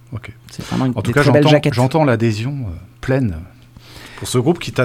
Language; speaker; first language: French; native; French